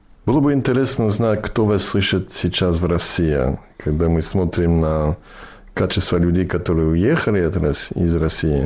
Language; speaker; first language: Russian; non-native, fluent; English